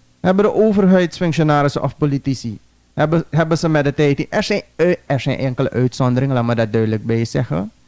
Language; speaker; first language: Dutch; native; Dutch